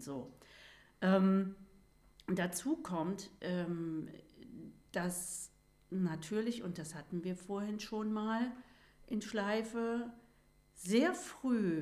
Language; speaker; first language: German; native; German